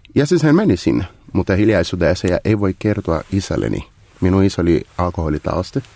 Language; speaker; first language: Finnish; non-native, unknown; Portuguese